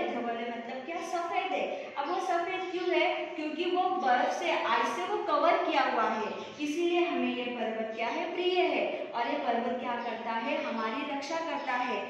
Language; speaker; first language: Hindi; non-native, local second language; Marathi